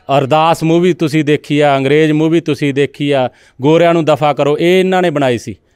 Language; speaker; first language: Punjabi; native; Punjabi